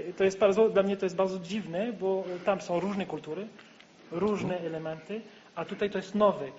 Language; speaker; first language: Polish; non-native, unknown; French